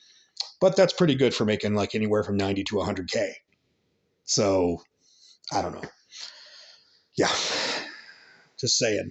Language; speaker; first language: English; native; English